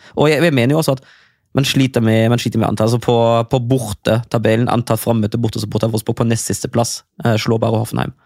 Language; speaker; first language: Norwegian; non-native, fluent; German